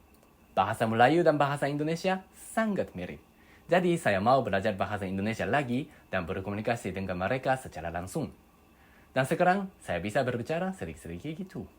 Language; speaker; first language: Indonesian; non-native, learner; Japanese